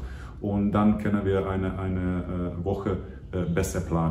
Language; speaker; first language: German; non-native, fluent; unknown